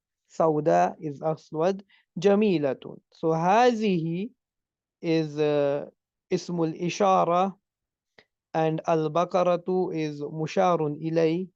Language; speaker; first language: Arabic; non-native, fluent; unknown